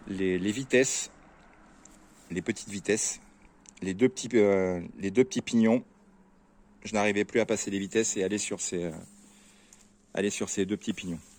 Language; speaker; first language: French; native; French